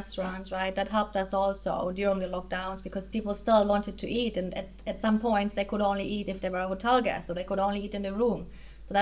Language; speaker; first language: English; non-native, fluent; German